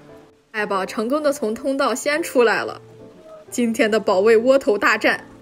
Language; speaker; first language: Chinese; native; Chinese